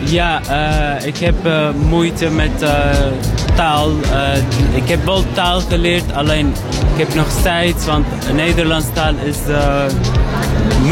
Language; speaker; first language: Dutch; non-native, learner; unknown